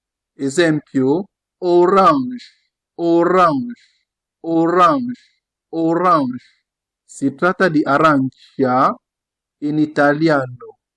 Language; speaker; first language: Italian; non-native, fluent; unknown